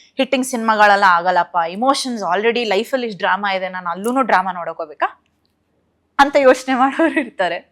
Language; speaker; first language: Kannada; native; Kannada